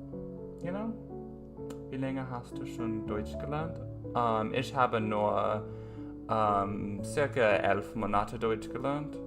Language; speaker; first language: German; non-native, learner; English